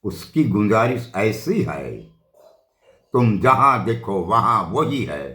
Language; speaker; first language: Hindi; non-native, local second language; Gujarati